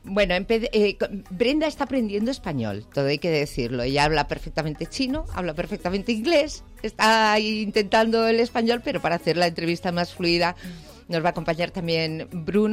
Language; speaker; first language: Spanish; native; Spanish